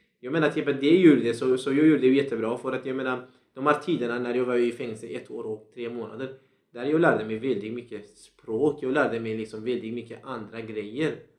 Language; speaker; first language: Swedish; non-native, fluent; Central Kurdish